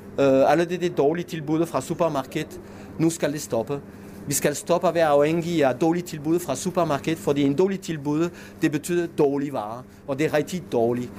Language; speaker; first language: Danish; non-native, fluent; French